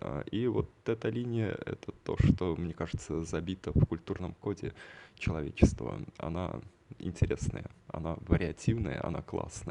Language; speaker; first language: Russian; native; Russian